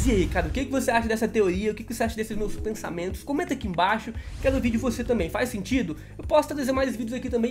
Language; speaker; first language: Portuguese; native; Portuguese